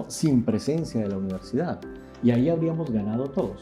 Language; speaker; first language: Spanish; native; Spanish